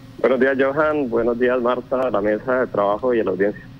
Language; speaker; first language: Spanish; native; Spanish